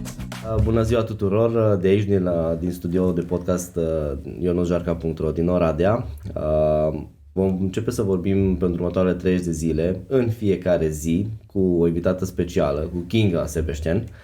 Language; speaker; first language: Romanian; native; Romanian